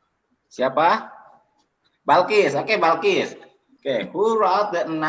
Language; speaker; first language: English; non-native, learner; Indonesian